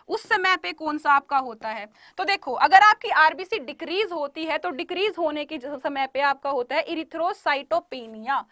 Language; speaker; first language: Hindi; native; Hindi